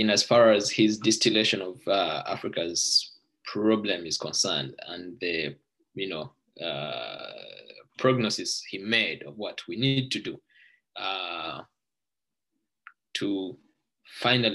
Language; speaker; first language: English; non-native, local second language; Ganda